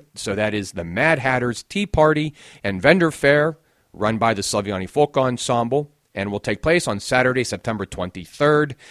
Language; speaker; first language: English; native; English